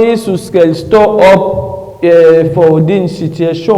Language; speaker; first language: Danish; non-native, learner; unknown